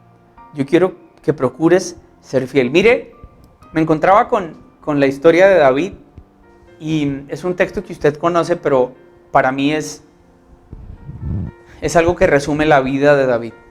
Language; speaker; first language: Spanish; native; Spanish